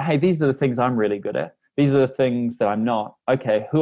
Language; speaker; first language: English; native; English